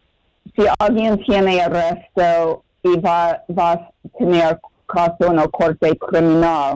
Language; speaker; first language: Spanish; non-native, fluent; English